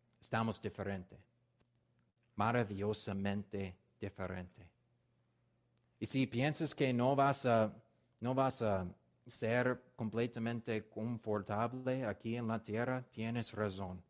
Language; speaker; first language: Spanish; non-native, learner; English